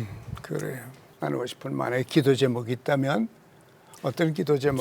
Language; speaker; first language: Korean; native; Korean